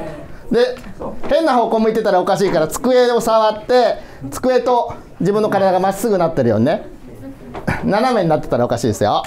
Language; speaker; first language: Japanese; native; Japanese